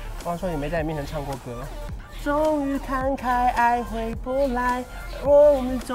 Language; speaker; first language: Chinese; native; Chinese